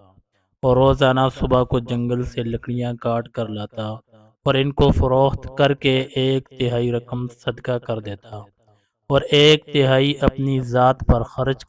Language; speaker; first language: Urdu; native; Urdu